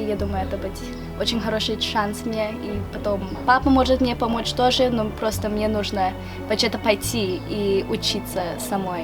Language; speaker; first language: Russian; early bilingual, heritage; Russian